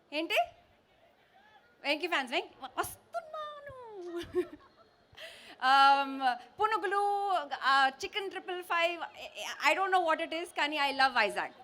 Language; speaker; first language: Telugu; non-native, fluent; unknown